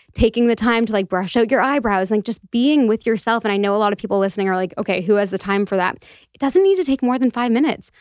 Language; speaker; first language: English; native; English